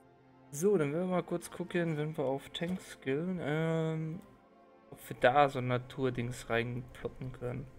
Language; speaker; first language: German; native; German